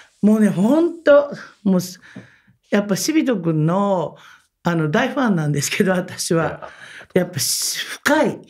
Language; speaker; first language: Japanese; native; Japanese